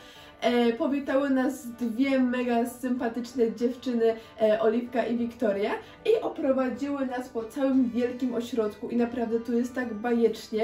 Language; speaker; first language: Polish; native; Polish